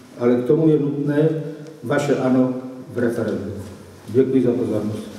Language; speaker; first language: Czech; native; Czech